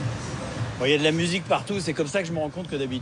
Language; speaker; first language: French; native; French